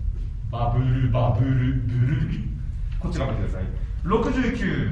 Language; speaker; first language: Japanese; native; Japanese